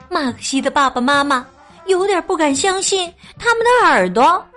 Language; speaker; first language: Chinese; native; Chinese